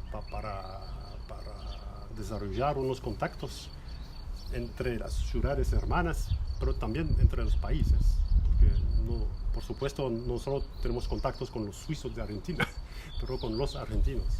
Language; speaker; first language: Spanish; non-native, fluent; French